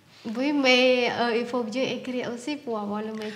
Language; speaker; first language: French; non-native, learner; Khmer